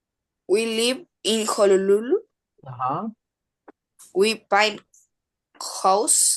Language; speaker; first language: English; non-native, learner; Spanish